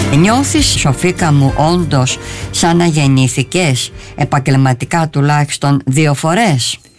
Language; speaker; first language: Greek; early bilingual, heritage; Greek